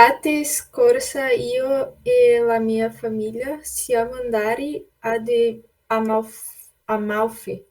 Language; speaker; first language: Italian; non-native, learner; Portuguese